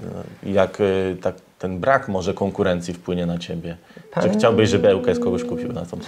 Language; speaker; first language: Polish; native; Polish